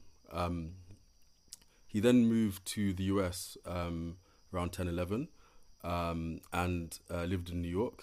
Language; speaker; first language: English; native; English